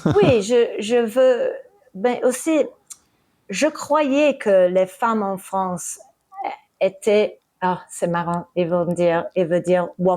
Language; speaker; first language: French; early bilingual, heritage; English